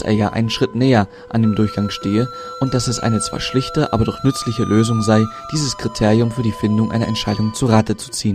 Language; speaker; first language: German; native; German